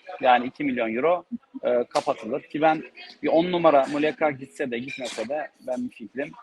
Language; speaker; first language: Turkish; native; Turkish